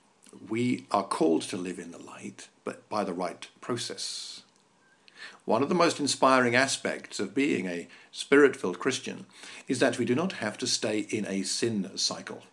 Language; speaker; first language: English; native; English